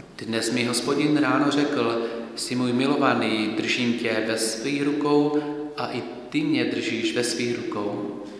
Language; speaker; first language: Czech; native; Czech